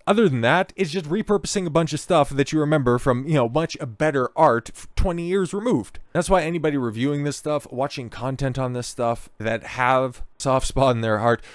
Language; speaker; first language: English; native; English